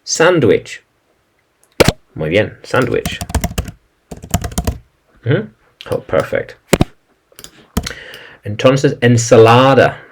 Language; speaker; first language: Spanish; non-native, learner; English